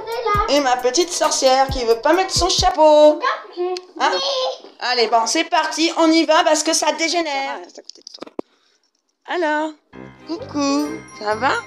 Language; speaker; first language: French; native; French